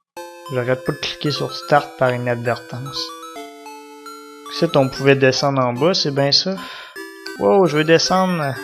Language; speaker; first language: French; native; French